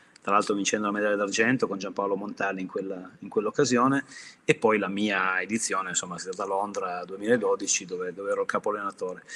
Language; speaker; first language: Italian; native; Italian